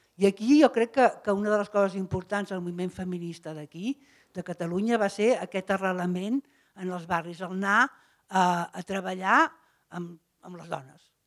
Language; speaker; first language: Catalan; native; Catalan